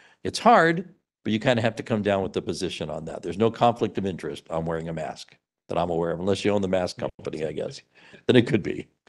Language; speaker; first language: English; native; English